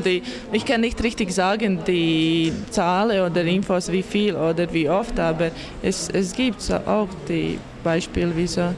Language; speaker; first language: German; non-native, learner; Latvian